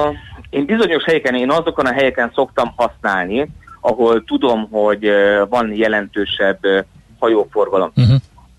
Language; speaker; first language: Hungarian; native; Hungarian